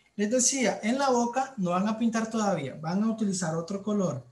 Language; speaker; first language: Spanish; native; Spanish